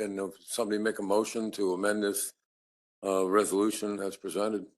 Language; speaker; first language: English; native; English